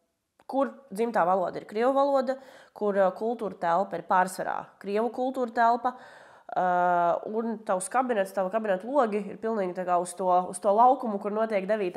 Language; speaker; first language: Latvian; native; Latvian